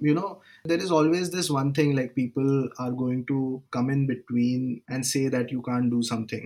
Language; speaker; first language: English; non-native, local second language; Marathi